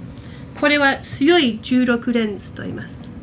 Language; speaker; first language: Japanese; non-native, fluent; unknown